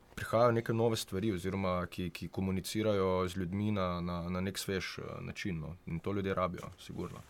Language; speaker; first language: Slovenian; native; Slovenian